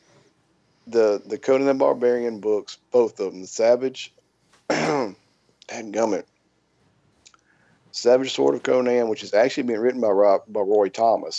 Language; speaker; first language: English; native; English